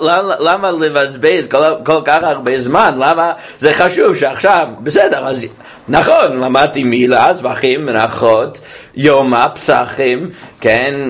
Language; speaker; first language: Hebrew; non-native, fluent; English